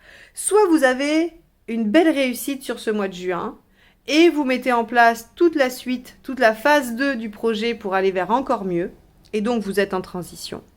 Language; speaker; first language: French; native; French